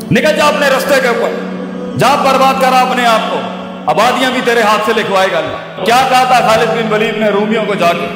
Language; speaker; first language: Urdu; non-native, local second language; Punjabi